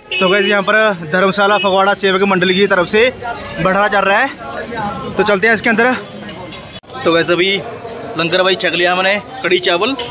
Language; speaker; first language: Hindi; non-native, local second language; Punjabi